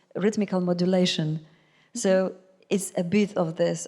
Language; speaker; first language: English; non-native, fluent; Polish